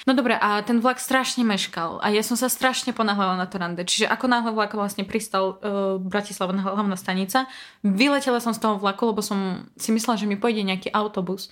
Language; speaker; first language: Slovak; non-native, fluent; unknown